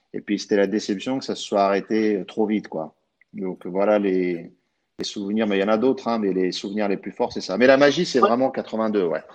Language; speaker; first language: French; early bilingual, other home language; Arabic